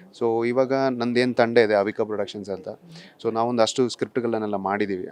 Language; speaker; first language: Kannada; non-native, local second language; Tulu